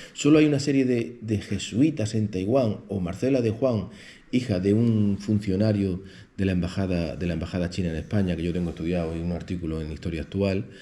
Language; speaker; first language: Spanish; native; Spanish